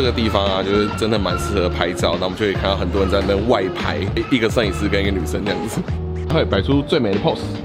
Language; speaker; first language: Chinese; native; Chinese